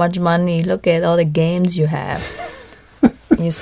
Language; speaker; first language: English; non-native, fluent; Vietnamese